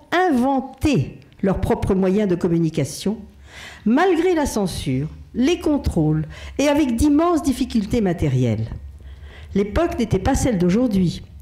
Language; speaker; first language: French; native; French